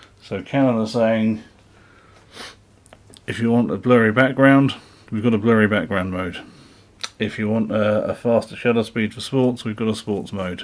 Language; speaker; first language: English; native; English